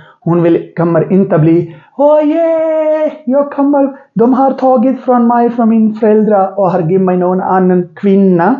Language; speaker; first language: Swedish; non-native, learner; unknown